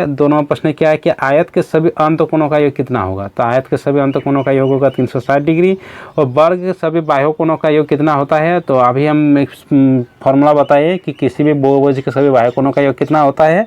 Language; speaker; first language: Hindi; native; Hindi